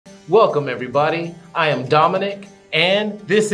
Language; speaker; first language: English; non-native, fluent; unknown